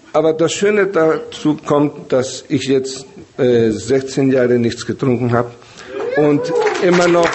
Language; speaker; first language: German; early bilingual, other home language; Spanish